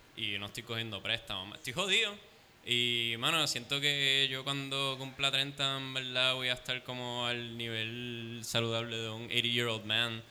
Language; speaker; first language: Spanish; early bilingual, heritage; Spanish